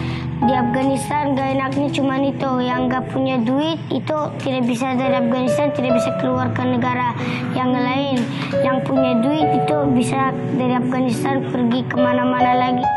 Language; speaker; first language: Indonesian; early bilingual, other home language; Persian